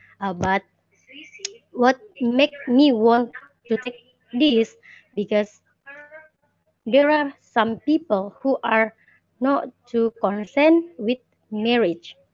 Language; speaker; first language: English; non-native, learner; Indonesian